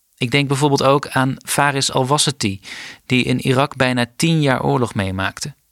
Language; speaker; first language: Dutch; native; Dutch